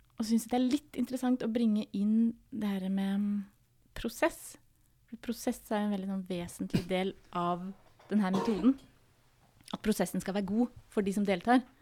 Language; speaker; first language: Norwegian; native; Norwegian